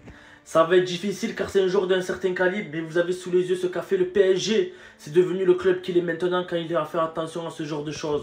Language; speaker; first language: French; native; French